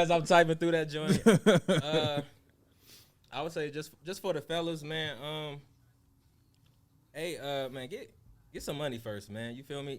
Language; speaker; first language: English; native; English